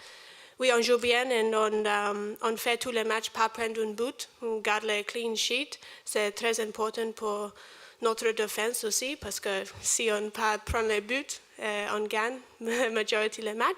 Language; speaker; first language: French; non-native, learner; English